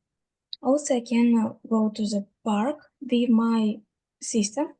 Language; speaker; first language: English; non-native, learner; Russian